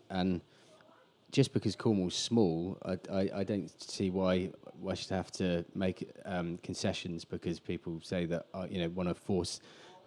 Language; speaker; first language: English; native; English